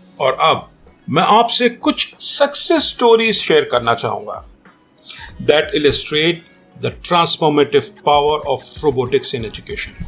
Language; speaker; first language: Hindi; native; Hindi